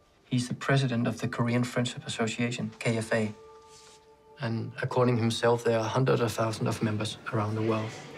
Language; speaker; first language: English; non-native, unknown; Danish